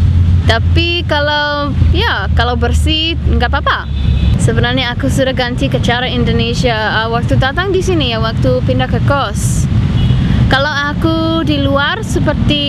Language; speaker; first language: Indonesian; non-native, learner; English